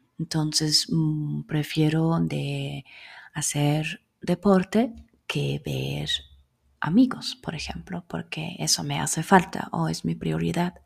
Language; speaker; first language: Spanish; non-native, fluent; German